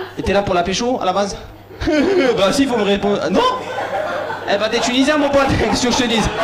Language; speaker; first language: French; early bilingual, other home language; Arabic